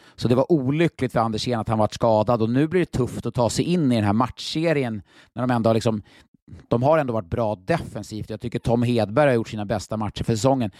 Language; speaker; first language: Swedish; native; Swedish